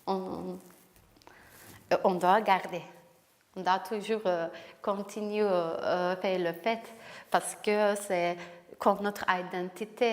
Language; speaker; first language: French; non-native, learner; Kurdish